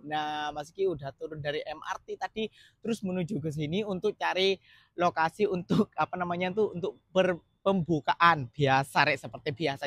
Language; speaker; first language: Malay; non-native, local second language; Javanese